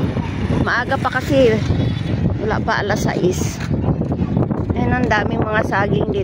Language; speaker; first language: Filipino; native; Filipino